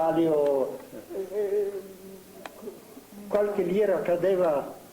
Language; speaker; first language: Italian; non-native, fluent; Slovenian